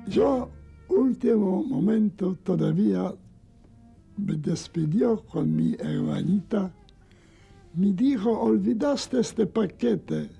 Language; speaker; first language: Spanish; non-native, learner; Yiddish